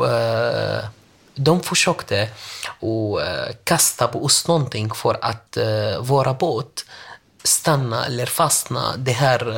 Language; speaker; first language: Swedish; non-native, learner; Arabic